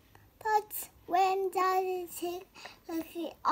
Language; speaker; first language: English; non-native, learner; Vietnamese